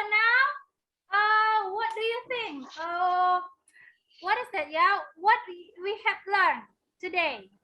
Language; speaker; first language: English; non-native, learner; Indonesian